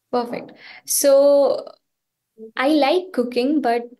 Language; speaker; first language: English; non-native, local second language; Hindi